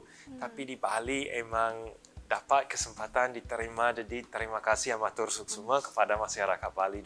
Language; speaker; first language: Indonesian; early bilingual, other home language; English